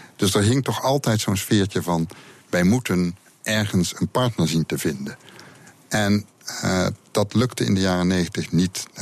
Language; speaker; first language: Dutch; native; Dutch